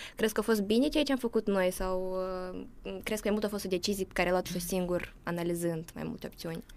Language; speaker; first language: Romanian; native; Romanian